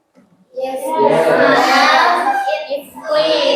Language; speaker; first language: English; non-native, learner; Indonesian